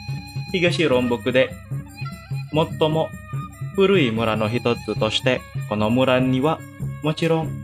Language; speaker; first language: Japanese; non-native, fluent; Indonesian